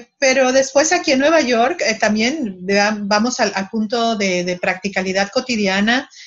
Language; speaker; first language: Spanish; native; Spanish